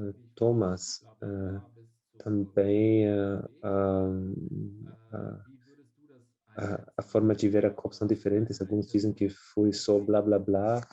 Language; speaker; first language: Portuguese; non-native, fluent; German